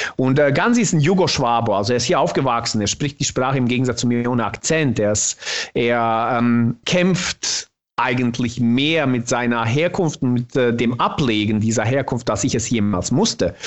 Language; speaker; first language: German; non-native, fluent; Bosnian